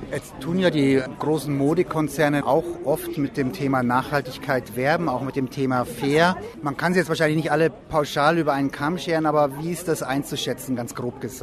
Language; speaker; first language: German; native; German